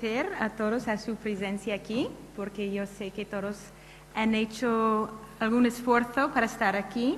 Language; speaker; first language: Spanish; non-native, fluent; English